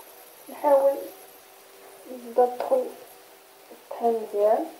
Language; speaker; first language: Arabic; native; Arabic